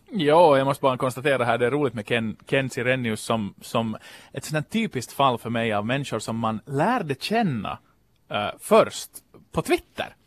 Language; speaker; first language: Swedish; native; Swedish